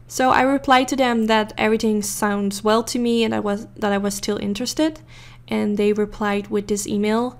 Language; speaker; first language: English; non-native, fluent; Dutch